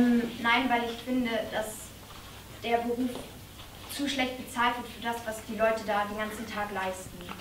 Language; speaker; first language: German; native; German